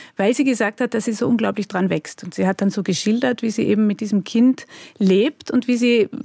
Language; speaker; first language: German; native; German